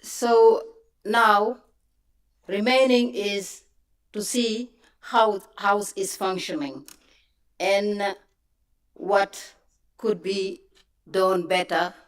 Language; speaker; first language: English; non-native, fluent; French